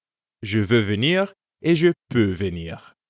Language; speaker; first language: French; non-native, fluent; English